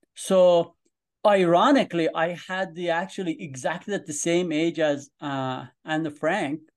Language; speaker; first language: English; non-native, fluent; Persian